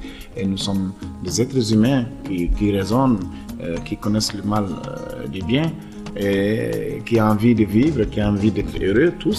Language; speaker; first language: French; non-native, local second language; Bambara